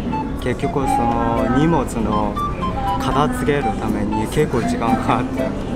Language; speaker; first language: Japanese; non-native, fluent; Chinese